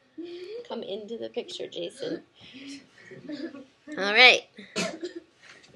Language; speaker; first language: English; native; English